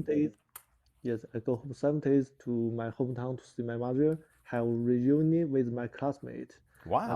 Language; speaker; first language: English; non-native, learner; Chinese